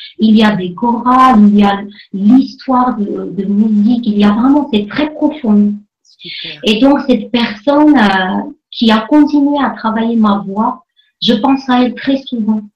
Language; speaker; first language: French; non-native, fluent; Armenian